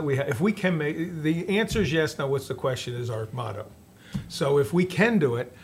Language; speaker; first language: English; native; English